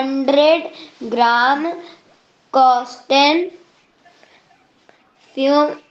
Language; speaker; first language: German; non-native, learner; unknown